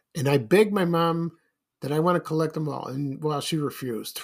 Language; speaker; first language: English; native; English